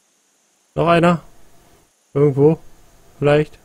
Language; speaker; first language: German; native; German